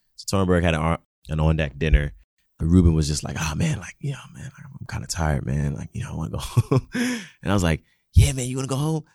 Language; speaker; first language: English; non-native, local second language; Yoruba